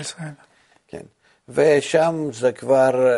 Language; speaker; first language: Hebrew; non-native, fluent; Russian